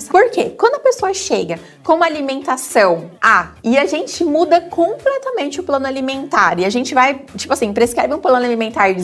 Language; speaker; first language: Portuguese; native; Portuguese